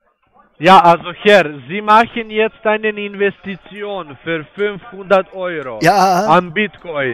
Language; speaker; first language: German; non-native, learner; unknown